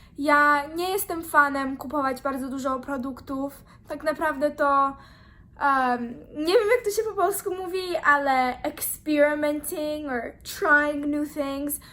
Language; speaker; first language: Polish; early bilingual, heritage; Polish